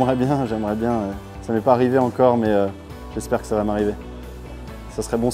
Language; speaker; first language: French; native; French